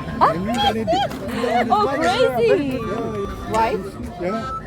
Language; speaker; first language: English; non-native, learner; Japanese